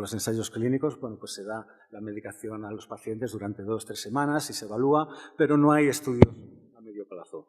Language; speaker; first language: Spanish; native; Spanish